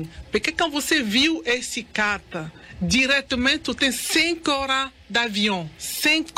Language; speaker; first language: Portuguese; non-native, learner; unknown